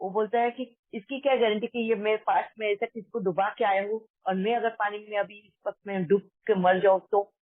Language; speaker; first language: Hindi; native; Hindi